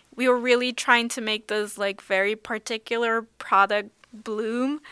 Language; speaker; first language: English; non-native, fluent; Portuguese